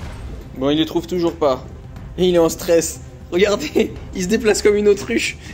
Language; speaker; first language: French; native; French